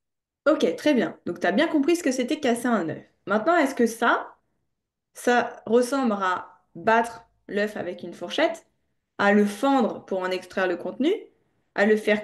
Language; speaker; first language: French; native; French